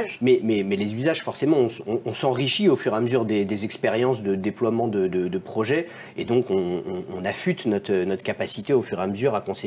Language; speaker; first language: French; native; French